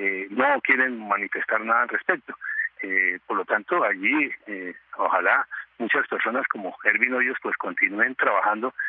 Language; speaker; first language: Spanish; native; Spanish